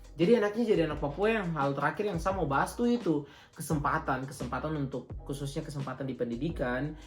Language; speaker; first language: Indonesian; native; Indonesian